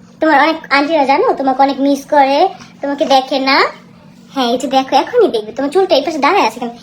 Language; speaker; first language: Bangla; native; Bangla